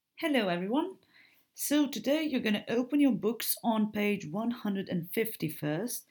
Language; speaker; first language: English; non-native, fluent; Slovenian